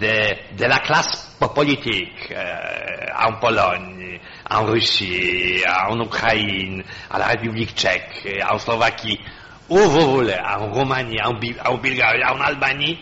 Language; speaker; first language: French; non-native, fluent; Polish